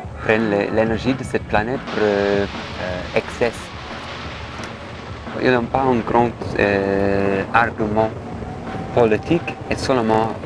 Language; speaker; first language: French; non-native, learner; English